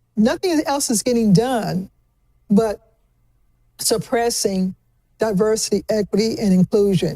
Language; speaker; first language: English; native; English